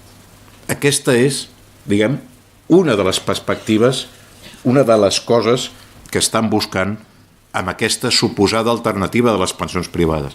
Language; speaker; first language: Catalan; native; Catalan